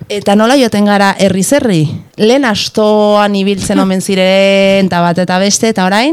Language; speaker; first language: Basque; native; Basque